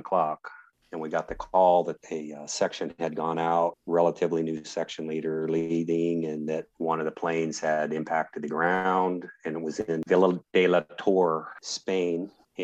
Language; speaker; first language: English; native; English